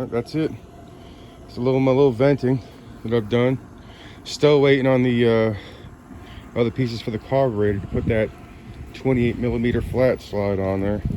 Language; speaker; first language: English; native; English